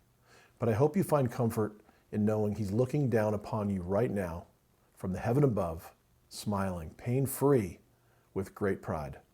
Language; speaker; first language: English; native; English